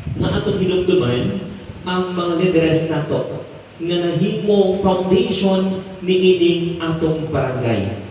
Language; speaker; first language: Cebuano; non-native, local second language; Hiligaynon